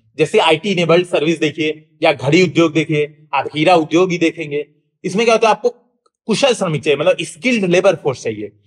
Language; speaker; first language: Hindi; native; Hindi